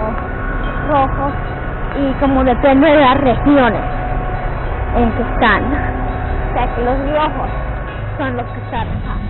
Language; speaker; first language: Spanish; early bilingual, heritage; English